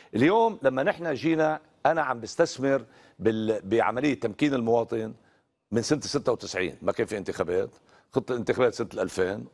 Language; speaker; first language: Arabic; native; Arabic